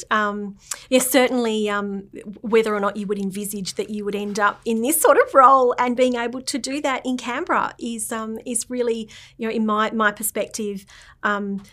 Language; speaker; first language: English; native; English